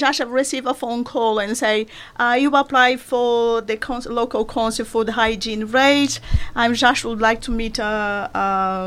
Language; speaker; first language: English; non-native, learner; Portuguese